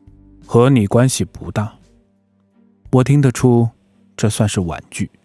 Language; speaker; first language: Chinese; native; Chinese